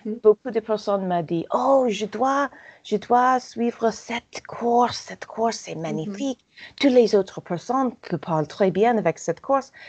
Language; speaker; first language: French; non-native, learner; English